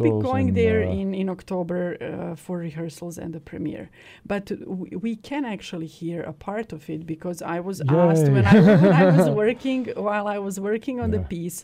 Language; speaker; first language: English; non-native, fluent; Serbian